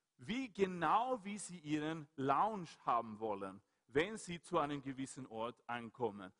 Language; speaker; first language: German; non-native, fluent; Swedish